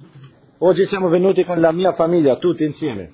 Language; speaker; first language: Italian; non-native, fluent; Albanian